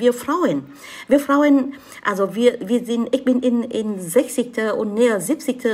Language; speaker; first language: German; non-native, learner; Vietnamese